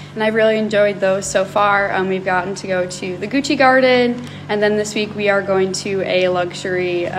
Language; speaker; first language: English; native; English